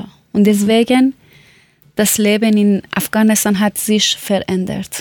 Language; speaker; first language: German; non-native, local second language; Persian